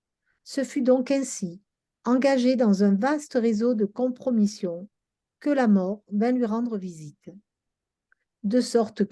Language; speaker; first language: French; native; French